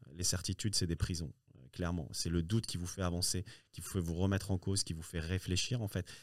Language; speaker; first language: French; early bilingual, other home language; Riffian